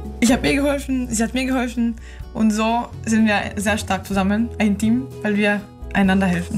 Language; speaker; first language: German; early bilingual, other home language; Ukrainian